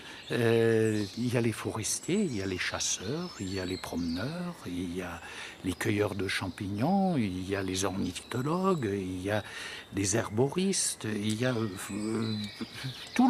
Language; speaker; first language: French; native; French